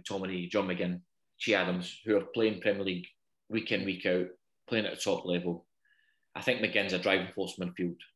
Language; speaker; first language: English; native; English